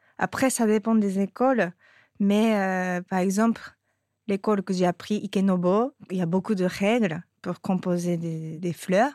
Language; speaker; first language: French; non-native, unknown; Japanese